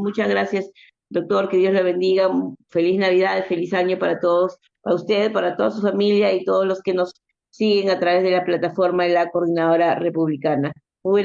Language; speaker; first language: Spanish; native; Spanish